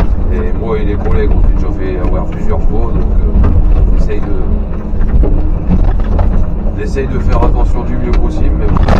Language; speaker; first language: French; native; French